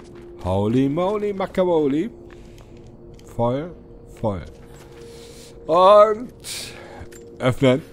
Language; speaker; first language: German; native; German